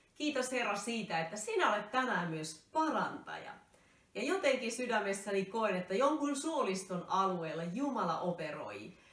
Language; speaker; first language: Finnish; native; Finnish